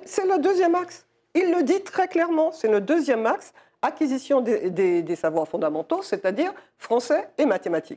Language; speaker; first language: French; native; French